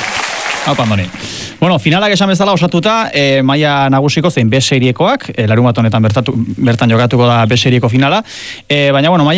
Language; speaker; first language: Basque; native; Basque